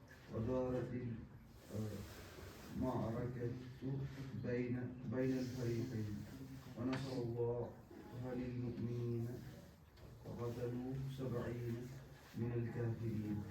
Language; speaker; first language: Arabic; non-native, learner; Urdu